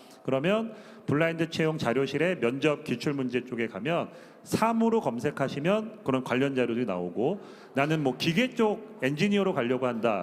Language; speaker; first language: Korean; native; Korean